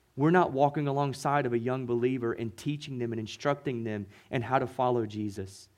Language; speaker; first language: English; native; English